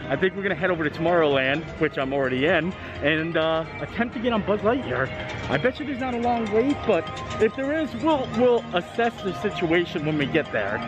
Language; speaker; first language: English; native; English